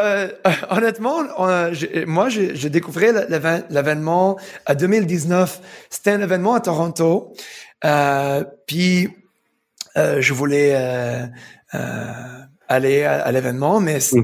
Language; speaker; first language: French; early bilingual, heritage; French